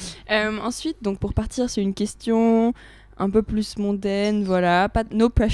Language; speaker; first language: French; native; French